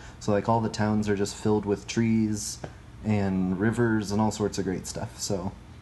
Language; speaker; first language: English; native; English